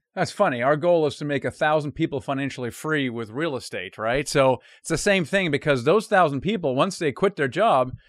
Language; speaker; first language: English; non-native, fluent; German